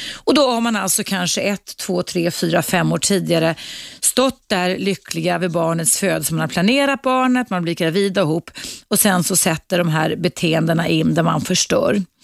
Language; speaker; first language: Swedish; native; Swedish